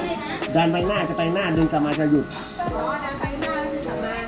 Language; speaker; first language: Thai; native; Thai